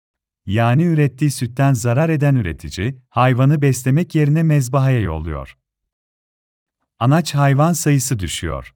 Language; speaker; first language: Turkish; native; Turkish